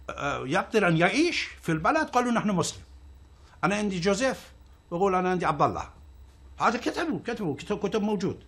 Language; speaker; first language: Arabic; non-native, fluent; Persian